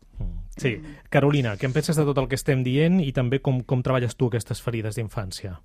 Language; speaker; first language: Catalan; native; Catalan